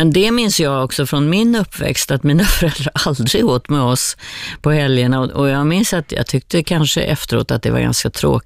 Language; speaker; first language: Swedish; native; Swedish